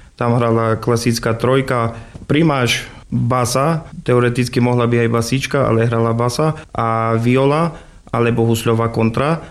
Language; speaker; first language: Slovak; non-native, local second language; Rusyn